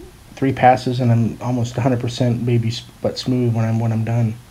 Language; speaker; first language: English; native; English